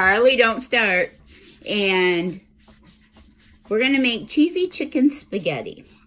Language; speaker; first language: English; native; English